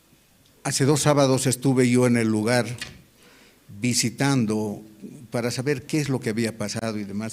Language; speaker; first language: Spanish; native; Spanish